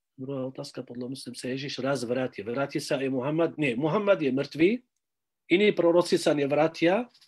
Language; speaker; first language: Slovak; non-native, fluent; Arabic